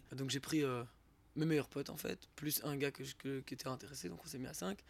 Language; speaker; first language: French; native; French